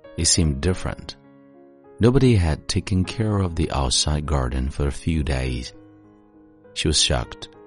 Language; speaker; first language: English; non-native, fluent; Chinese